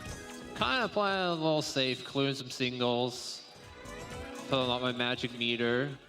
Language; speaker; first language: English; native; English